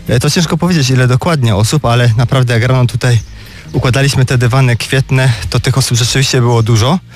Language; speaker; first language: Polish; native; Polish